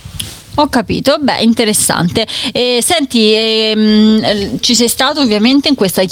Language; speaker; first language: Italian; native; Italian